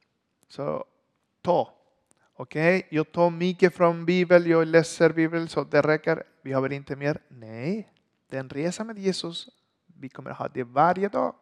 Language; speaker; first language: Swedish; non-native, learner; Spanish